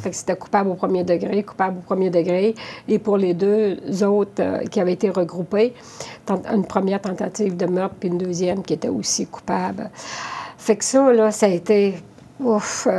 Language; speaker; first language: French; native; French